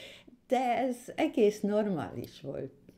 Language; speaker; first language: Hungarian; early bilingual, heritage; Hungarian